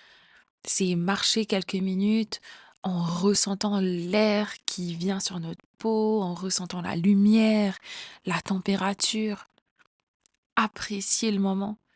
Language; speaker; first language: French; native; French